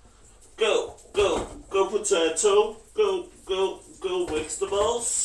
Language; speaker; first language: English; non-native, learner; Danish